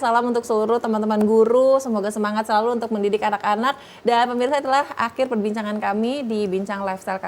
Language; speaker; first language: Indonesian; native; Indonesian